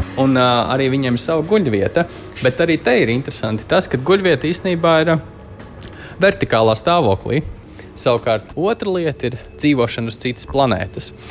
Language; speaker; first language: Latvian; native; Latvian